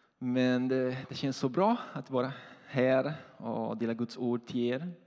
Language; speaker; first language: Swedish; non-native, fluent; Portuguese